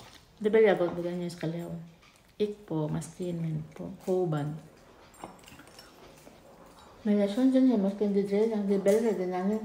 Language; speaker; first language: Danish; non-native, learner; Filipino